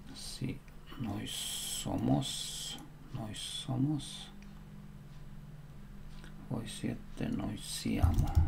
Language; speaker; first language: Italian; non-native, learner; Slovak